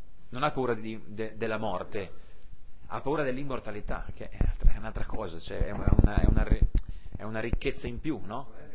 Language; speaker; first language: Italian; native; Italian